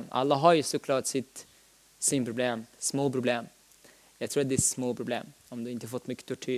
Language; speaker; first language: Swedish; non-native, fluent; Arabic